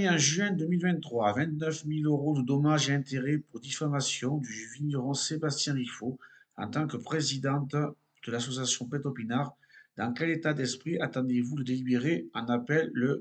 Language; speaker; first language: French; native; French